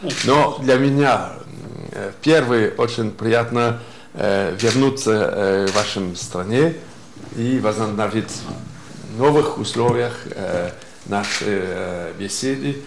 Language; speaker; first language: Russian; non-native, fluent; French